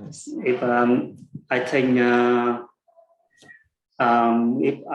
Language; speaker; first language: English; non-native, learner; Vietnamese